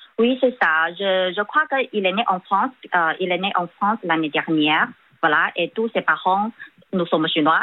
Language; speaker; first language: French; non-native, fluent; Chinese